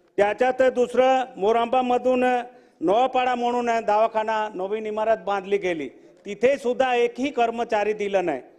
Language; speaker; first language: Marathi; non-native, local second language; Bhili